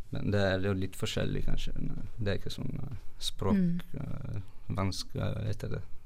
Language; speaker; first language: Norwegian; non-native, fluent; Italian